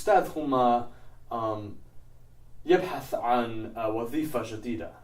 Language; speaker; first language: Arabic; non-native, fluent; English